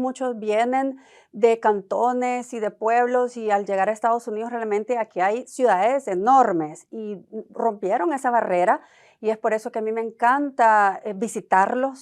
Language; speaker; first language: Spanish; native; Spanish